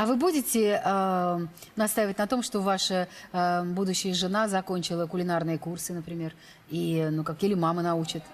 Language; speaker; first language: Russian; native; Russian